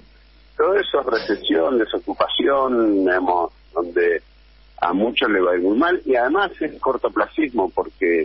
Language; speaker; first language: Spanish; native; Spanish